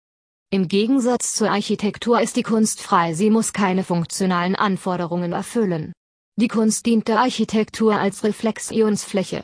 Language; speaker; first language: German; native; German